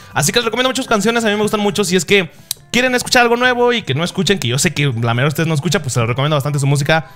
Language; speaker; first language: Spanish; early bilingual, other home language; Japanese